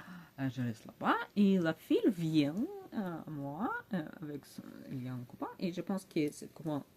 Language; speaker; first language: French; non-native, learner; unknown